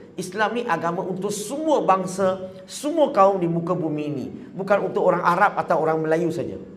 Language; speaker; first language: Malay; non-native, local second language; Chinese